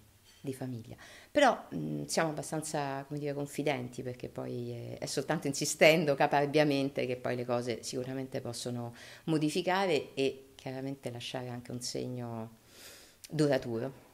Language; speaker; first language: Italian; native; Italian